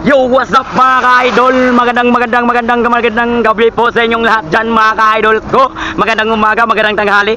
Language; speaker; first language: Filipino; non-native, local second language; Cebuano